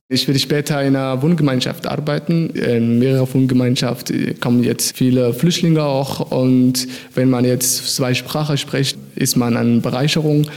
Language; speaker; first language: German; non-native, fluent; Somali